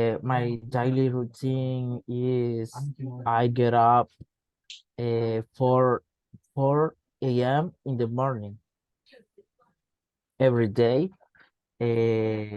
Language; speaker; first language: English; non-native, learner; Spanish